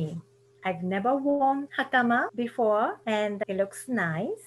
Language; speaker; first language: English; non-native, fluent; Japanese